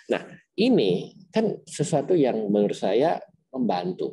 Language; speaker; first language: Indonesian; native; Indonesian